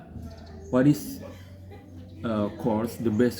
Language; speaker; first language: English; non-native, learner; Indonesian